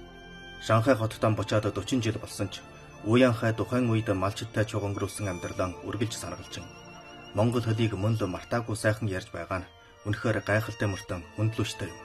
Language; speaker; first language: Mongolian; native; Mongolian